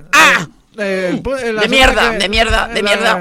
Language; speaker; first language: Spanish; native; Spanish